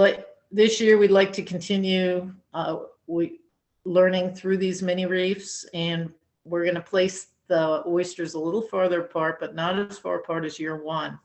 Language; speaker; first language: English; native; English